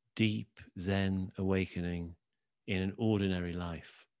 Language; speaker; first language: English; native; English